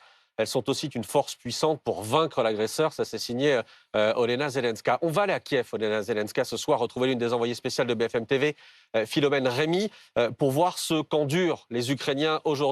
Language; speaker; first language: French; native; French